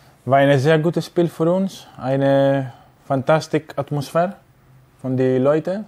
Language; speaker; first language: German; non-native, learner; Greek